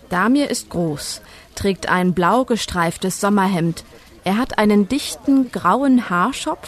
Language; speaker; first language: German; native; German